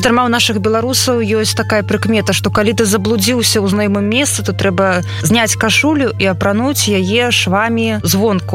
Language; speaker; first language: Belarusian; native; Belarusian